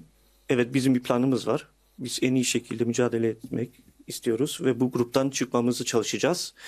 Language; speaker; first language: Turkish; early bilingual, heritage; Turkish